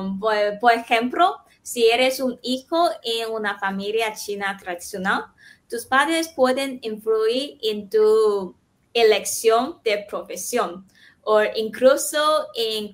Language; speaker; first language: Spanish; non-native, fluent; Chinese